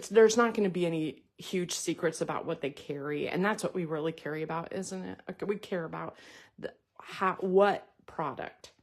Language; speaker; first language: English; native; English